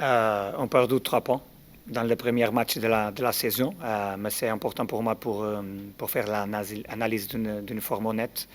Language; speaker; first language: French; non-native, learner; Portuguese